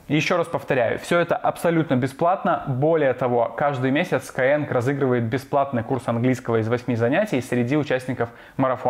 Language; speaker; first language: Russian; native; Russian